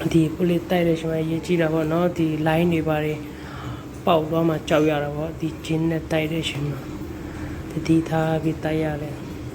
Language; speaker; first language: Burmese; non-native, local second language; Kachin